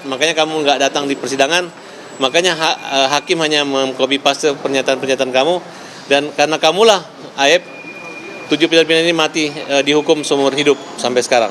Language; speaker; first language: Indonesian; native; Indonesian